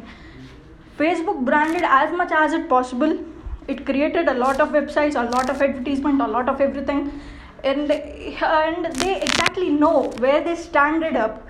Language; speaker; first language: English; non-native, local second language; Hindi